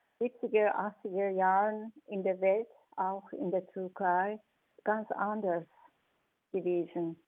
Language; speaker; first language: German; non-native, fluent; Turkish